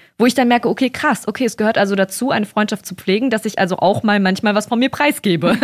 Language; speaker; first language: German; early bilingual, other home language; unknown